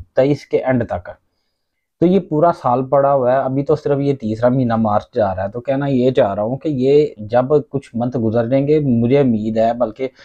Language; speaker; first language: Urdu; non-native, local second language; Punjabi